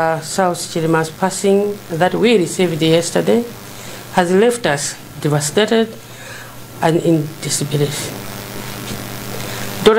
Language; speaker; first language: English; non-native, local second language; Nyanja